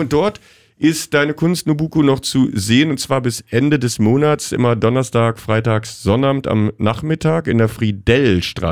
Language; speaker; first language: German; native; German